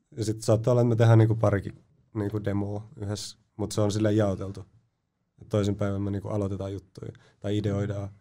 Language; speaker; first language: Finnish; native; Finnish